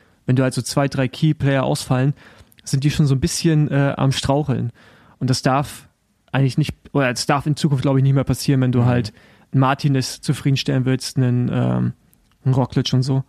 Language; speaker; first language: German; native; German